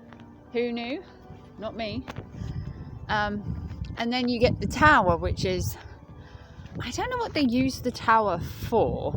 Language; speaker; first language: English; native; English